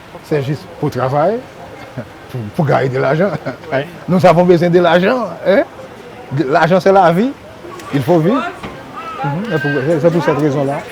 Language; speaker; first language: French; non-native, local second language; Haitian Creole